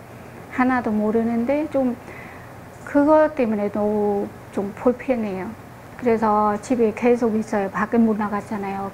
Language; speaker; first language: Korean; non-native, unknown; Khmer